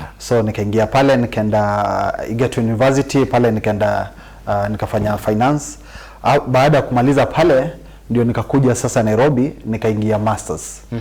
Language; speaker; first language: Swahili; non-native, local second language; Gusii